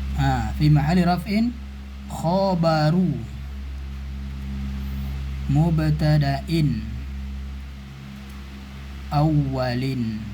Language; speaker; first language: Arabic; non-native, fluent; Indonesian